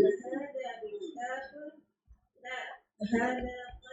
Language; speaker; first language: Arabic; non-native, learner; Indonesian